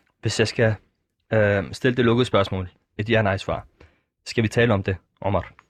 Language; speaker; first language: Danish; early bilingual, other home language; Arabic